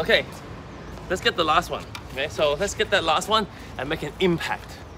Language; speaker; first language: English; non-native, local second language; Cantonese